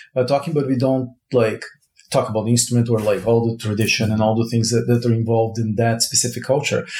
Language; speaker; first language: English; non-native, fluent; Portuguese